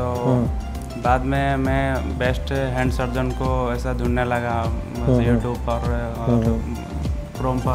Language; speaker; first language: Hindi; non-native, local second language; Odia